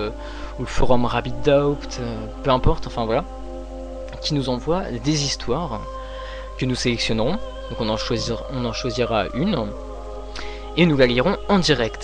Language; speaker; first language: French; native; French